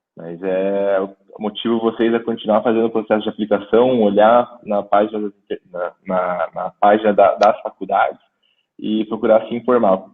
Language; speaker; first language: Portuguese; native; Portuguese